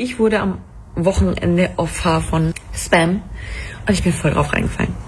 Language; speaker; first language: German; native; German